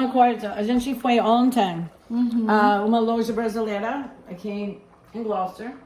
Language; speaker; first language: Portuguese; non-native, fluent; English